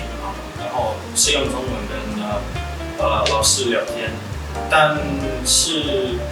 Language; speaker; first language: Chinese; non-native, fluent; Russian